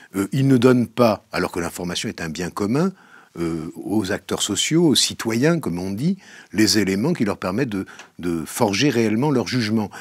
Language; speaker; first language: French; native; French